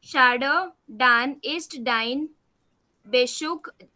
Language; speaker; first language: German; non-native, learner; Marathi